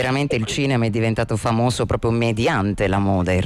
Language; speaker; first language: Italian; native; Italian